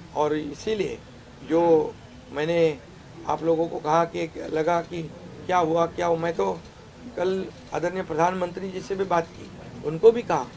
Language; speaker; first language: Hindi; non-native, local second language; Marathi